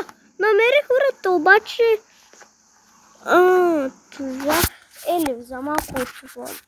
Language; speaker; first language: Bulgarian; non-native, local second language; Turkish